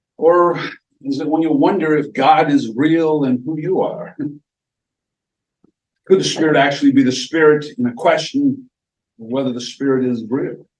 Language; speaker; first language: English; native; English